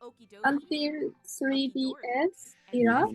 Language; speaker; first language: English; non-native, learner; Japanese